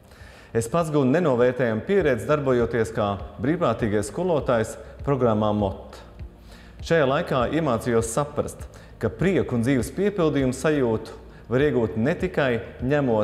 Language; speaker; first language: Latvian; native; Latvian